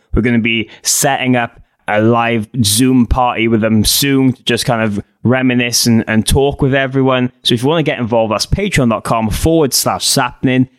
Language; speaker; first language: English; native; English